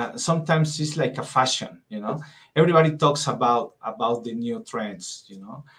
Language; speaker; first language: English; non-native, fluent; Spanish